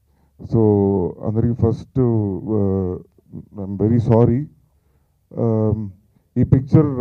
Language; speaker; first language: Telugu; non-native, learner; Tamil